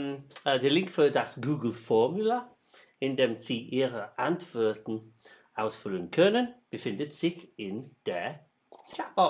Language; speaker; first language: German; non-native, learner; English